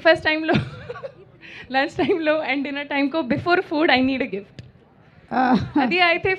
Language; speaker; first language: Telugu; non-native, learner; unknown